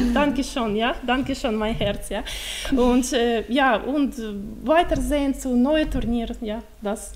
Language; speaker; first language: German; non-native, learner; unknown